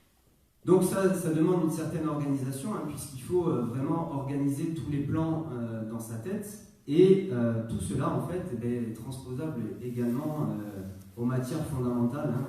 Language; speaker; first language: French; native; French